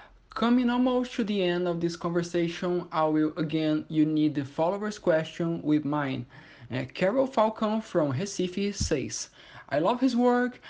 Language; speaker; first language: English; non-native, fluent; Portuguese